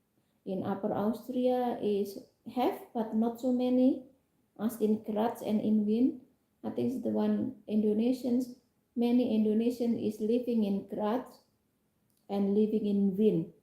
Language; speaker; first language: English; non-native, fluent; Indonesian